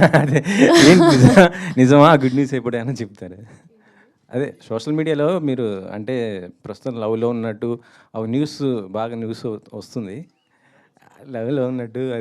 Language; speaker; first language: Telugu; native; Telugu